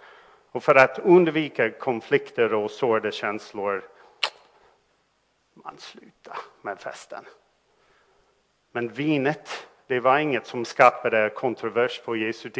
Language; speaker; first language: Swedish; non-native, fluent; English